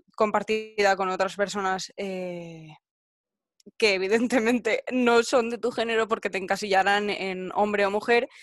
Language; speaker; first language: Spanish; native; Spanish